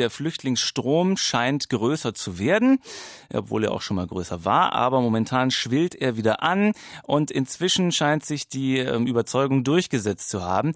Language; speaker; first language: German; native; German